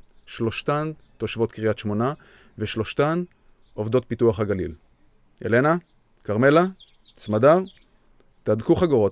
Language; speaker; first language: Hebrew; native; Hebrew